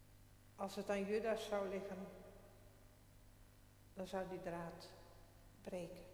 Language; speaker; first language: Dutch; non-native, local second language; Western Frisian